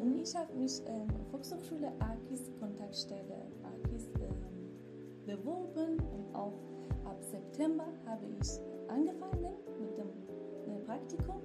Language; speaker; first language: German; non-native, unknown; Kurdish